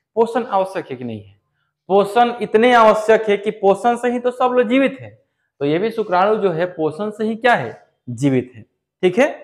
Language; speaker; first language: Hindi; native; Hindi